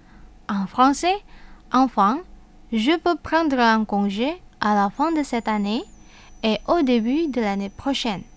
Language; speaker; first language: French; non-native, fluent; Indonesian